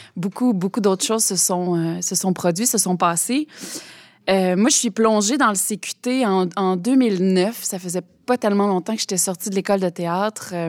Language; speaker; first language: French; native; French